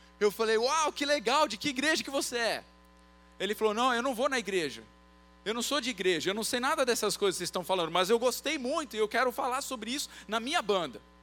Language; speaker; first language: Portuguese; early bilingual, other home language; English